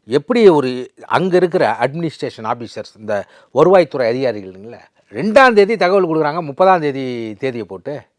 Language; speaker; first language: Tamil; native; Tamil